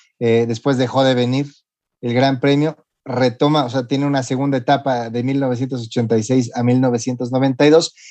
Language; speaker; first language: Spanish; native; Spanish